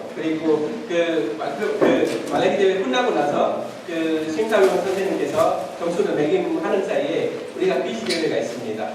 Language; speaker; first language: Korean; non-native, fluent; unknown